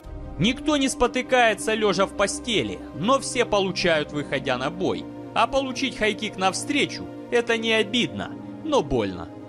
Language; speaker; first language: Russian; native; Russian